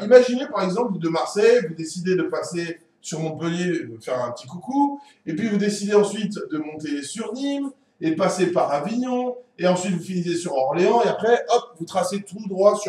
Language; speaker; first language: French; native; French